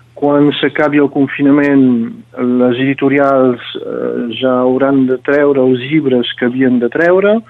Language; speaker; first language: Catalan; native; Catalan